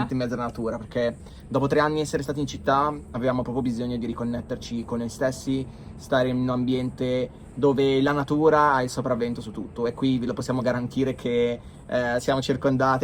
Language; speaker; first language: Italian; native; Italian